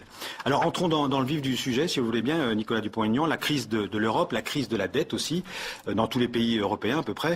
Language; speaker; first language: French; native; French